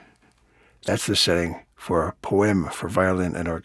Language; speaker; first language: English; native; English